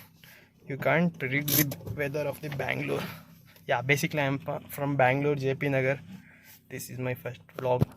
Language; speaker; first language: English; non-native, local second language; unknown